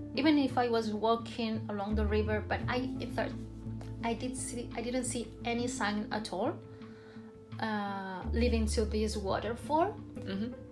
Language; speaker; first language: English; non-native, fluent; Spanish